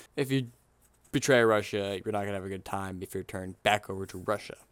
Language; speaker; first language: English; native; English